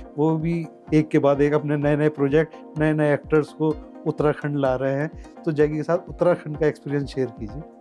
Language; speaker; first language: Hindi; native; Hindi